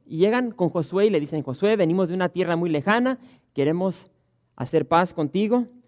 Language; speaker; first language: Spanish; early bilingual, heritage; Spanish